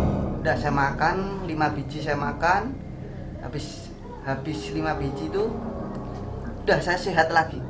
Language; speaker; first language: Indonesian; non-native, local second language; Javanese